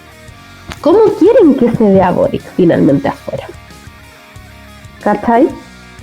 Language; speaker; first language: Spanish; native; Spanish